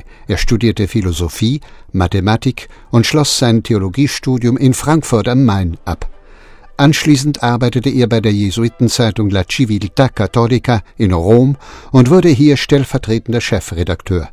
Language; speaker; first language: German; native; German